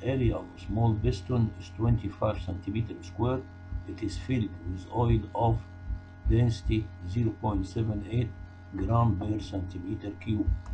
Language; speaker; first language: English; non-native, fluent; Arabic